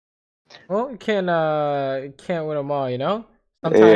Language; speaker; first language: English; native; English